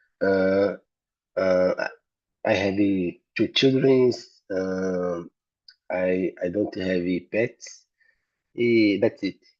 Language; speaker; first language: English; non-native, learner; Portuguese